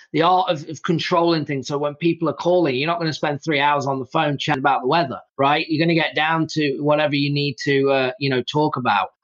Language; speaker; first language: English; native; English